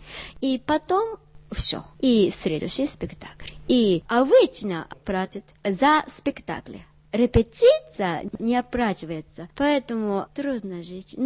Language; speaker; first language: Russian; non-native, learner; Japanese